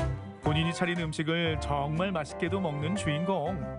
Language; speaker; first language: Korean; native; Korean